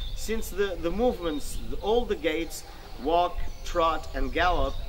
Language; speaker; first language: English; non-native, fluent; Portuguese